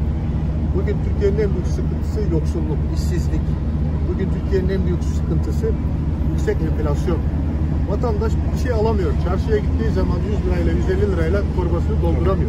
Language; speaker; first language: Turkish; native; Turkish